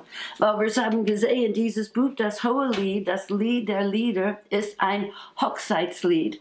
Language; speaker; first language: German; non-native, fluent; English